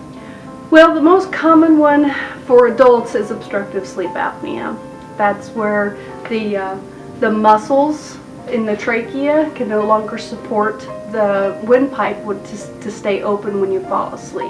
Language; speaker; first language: English; native; English